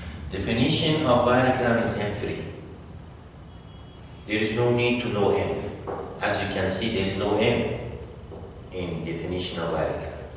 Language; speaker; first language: English; non-native, fluent; Persian